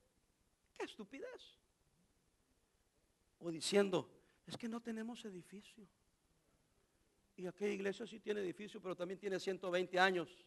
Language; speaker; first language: Spanish; native; Spanish